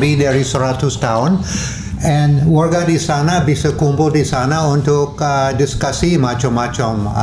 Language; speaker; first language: Indonesian; non-native, fluent; English